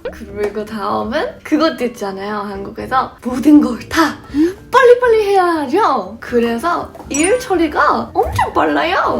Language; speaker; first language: Korean; non-native, fluent; English